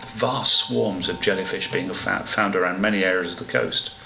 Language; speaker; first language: English; native; English